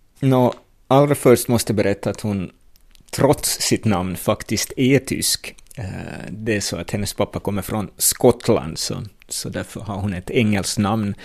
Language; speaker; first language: Swedish; native; Swedish